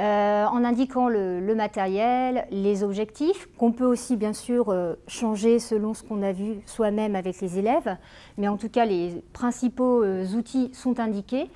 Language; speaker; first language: French; native; French